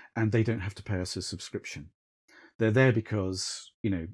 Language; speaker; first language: English; native; English